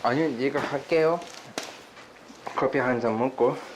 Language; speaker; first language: Korean; non-native, learner; Turkish